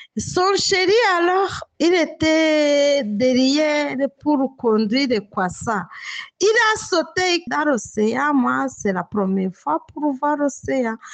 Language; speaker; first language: French; non-native, local second language; Swahili